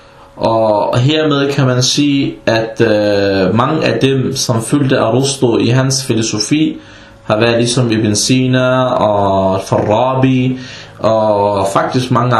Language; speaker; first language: Danish; non-native, fluent; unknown